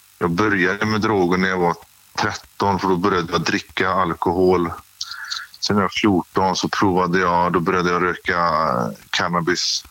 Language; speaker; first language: Swedish; native; Swedish